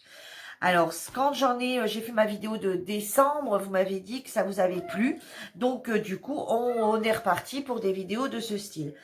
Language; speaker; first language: French; native; French